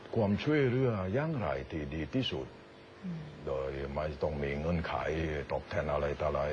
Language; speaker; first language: Thai; non-native, fluent; Indonesian